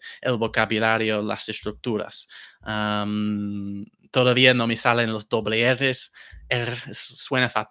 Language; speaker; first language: Spanish; non-native, fluent; English